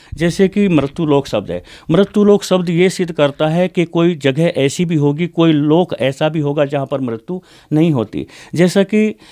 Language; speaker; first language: Hindi; native; Hindi